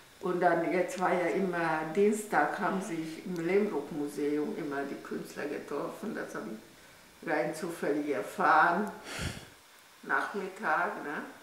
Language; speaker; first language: German; non-native, fluent; Hungarian